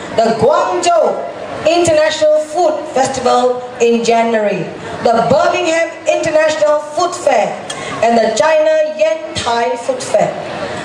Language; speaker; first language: English; non-native, local second language; Chinese